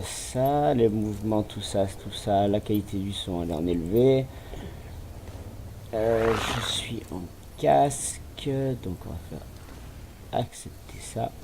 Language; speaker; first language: French; native; French